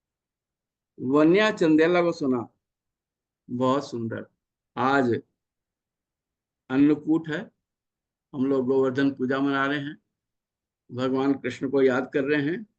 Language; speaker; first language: Hindi; native; Hindi